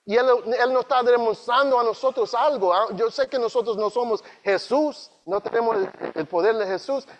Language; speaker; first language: Spanish; non-native, learner; English